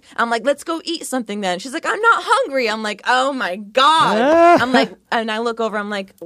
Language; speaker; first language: English; native; English